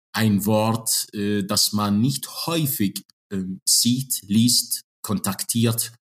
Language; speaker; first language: German; non-native, fluent; Arabic